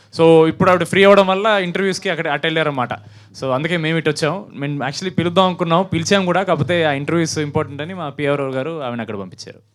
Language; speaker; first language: Telugu; native; Telugu